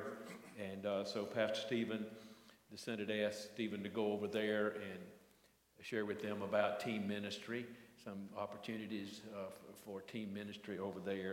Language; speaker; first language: English; native; English